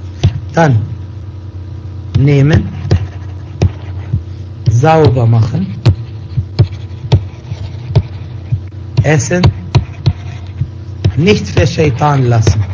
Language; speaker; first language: German; non-native, fluent; Arabic